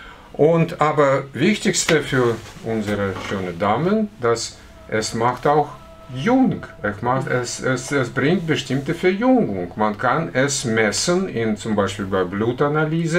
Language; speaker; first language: German; non-native, fluent; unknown